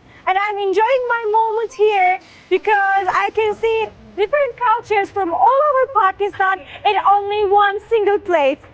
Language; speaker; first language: English; non-native, fluent; Turkish